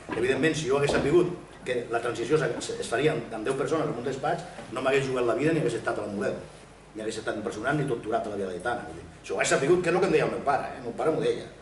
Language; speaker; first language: Catalan; non-native, local second language; Spanish